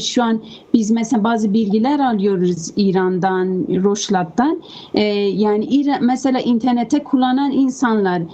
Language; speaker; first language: Turkish; non-native, fluent; Kurdish